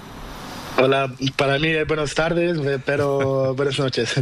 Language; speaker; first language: Spanish; non-native, learner; Portuguese